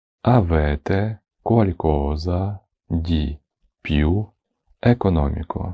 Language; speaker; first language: Italian; non-native, fluent; Ukrainian